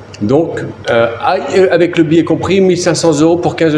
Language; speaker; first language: French; native; French